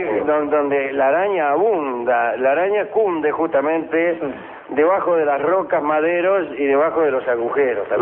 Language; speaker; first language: Spanish; native; Spanish